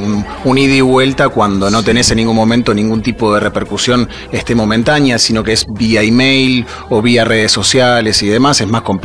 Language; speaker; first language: Spanish; native; Spanish